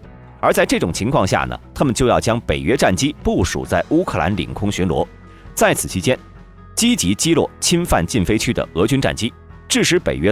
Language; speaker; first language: Chinese; native; Chinese